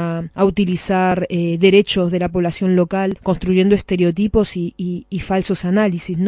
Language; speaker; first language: Spanish; native; Spanish